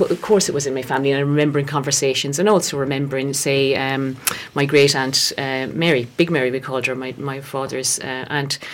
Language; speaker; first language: English; native; English